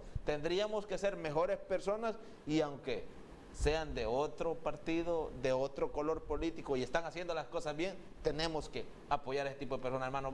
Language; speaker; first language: Spanish; native; Spanish